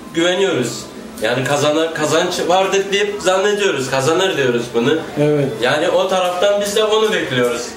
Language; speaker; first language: Turkish; non-native, fluent; Turkmen